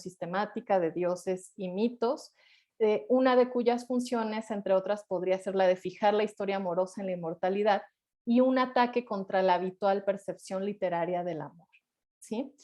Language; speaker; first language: Spanish; native; Spanish